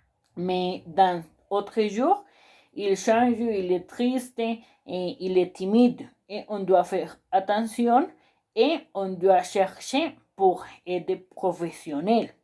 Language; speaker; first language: French; non-native, learner; Spanish